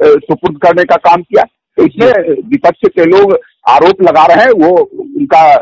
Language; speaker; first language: Hindi; native; Hindi